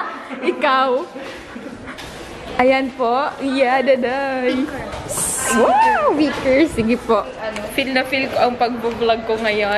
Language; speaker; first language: Filipino; non-native, local second language; Bikol